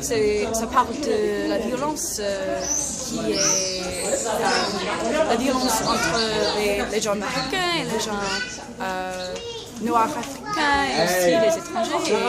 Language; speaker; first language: French; non-native, learner; English